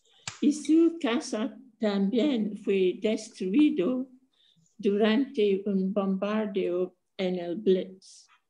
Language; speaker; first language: Spanish; non-native, fluent; English